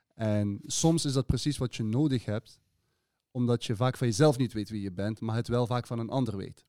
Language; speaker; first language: Dutch; early bilingual, other home language; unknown